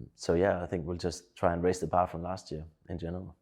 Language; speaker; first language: English; non-native, fluent; Danish